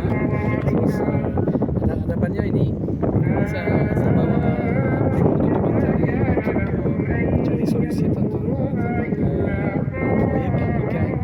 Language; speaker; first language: Indonesian; non-native, fluent; French